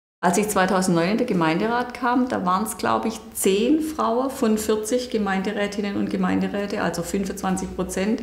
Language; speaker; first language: German; native; German